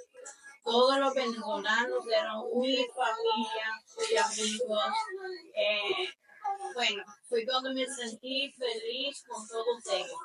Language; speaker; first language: Spanish; non-native, learner; Portuguese